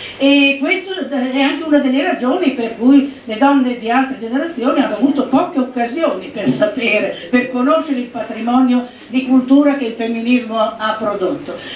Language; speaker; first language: Italian; native; Italian